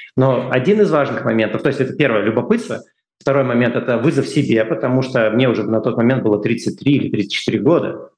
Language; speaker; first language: Russian; native; Russian